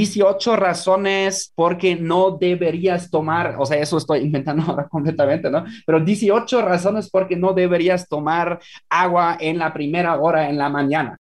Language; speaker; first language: Spanish; non-native, fluent; German